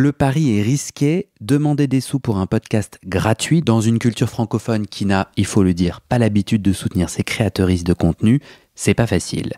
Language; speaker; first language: French; native; French